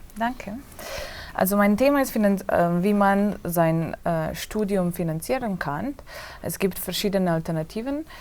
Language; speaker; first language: German; non-native, fluent; Slovenian